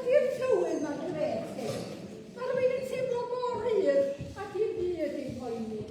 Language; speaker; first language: Welsh; native; Welsh